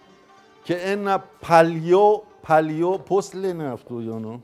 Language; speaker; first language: Greek; non-native, fluent; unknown